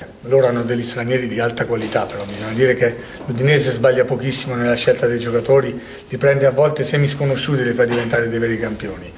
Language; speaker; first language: Italian; native; Italian